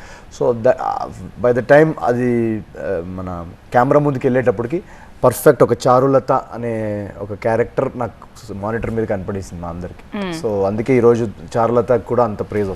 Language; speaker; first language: Telugu; native; Telugu